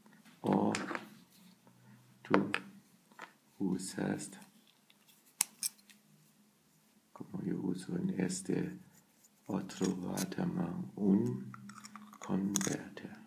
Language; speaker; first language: Spanish; non-native, learner; German